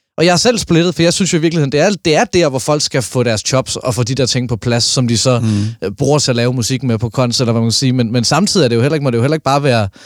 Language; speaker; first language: Danish; native; Danish